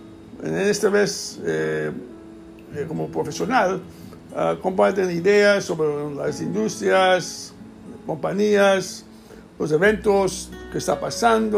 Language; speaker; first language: Spanish; early bilingual, heritage; English